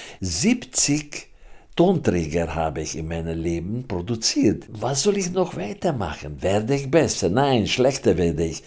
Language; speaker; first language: German; non-native, fluent; Hungarian